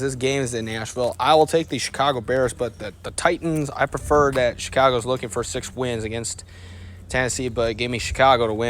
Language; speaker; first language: English; native; English